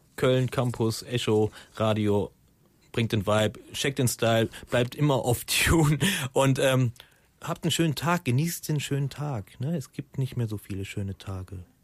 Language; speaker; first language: German; early bilingual, other home language; Persian